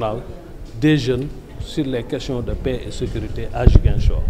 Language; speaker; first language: French; non-native, local second language; Wolof